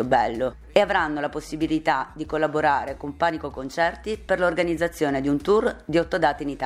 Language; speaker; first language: Italian; native; Italian